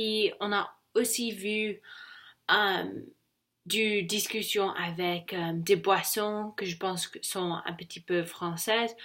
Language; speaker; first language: French; non-native, learner; English